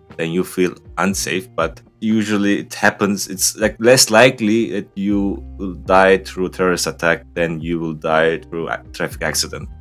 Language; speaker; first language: English; non-native, fluent; Turkish